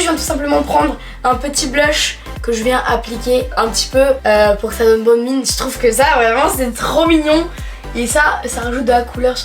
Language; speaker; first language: French; native; French